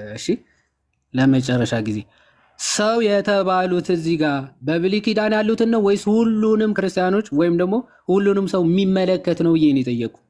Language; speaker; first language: Amharic; non-native, local second language; Hadiyya